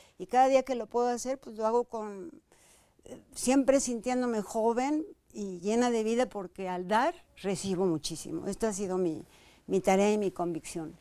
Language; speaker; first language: Spanish; native; Spanish